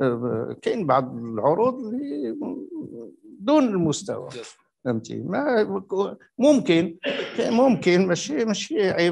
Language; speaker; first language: Arabic; native; Arabic